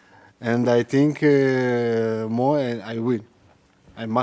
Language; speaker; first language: English; non-native, learner; Russian